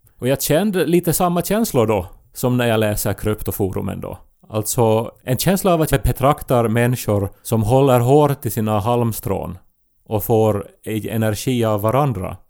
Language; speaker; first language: Swedish; native; Swedish